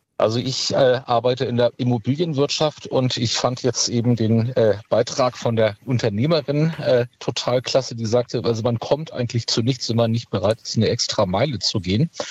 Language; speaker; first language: German; native; German